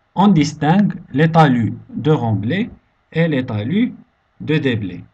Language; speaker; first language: French; non-native, local second language; Arabic